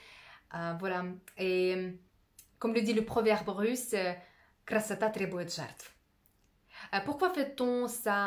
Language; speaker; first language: French; non-native, fluent; Russian